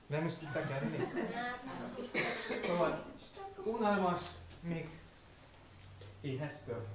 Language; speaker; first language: Hungarian; non-native, learner; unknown